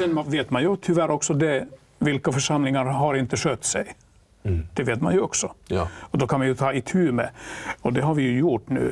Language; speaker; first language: Swedish; non-native, local second language; Finnish